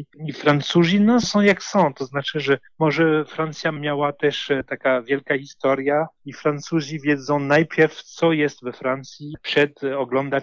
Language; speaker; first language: Polish; non-native, learner; French